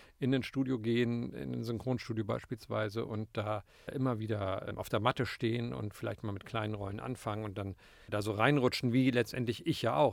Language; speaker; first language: German; native; German